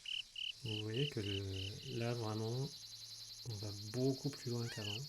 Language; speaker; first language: French; native; French